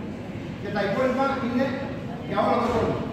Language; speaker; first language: Greek; native; Greek